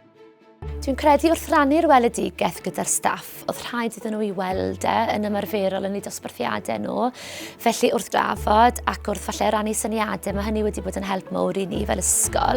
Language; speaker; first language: Welsh; native; Welsh